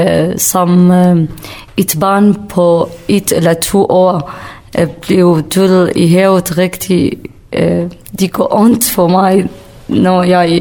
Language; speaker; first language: Danish; non-native, learner; Kurdish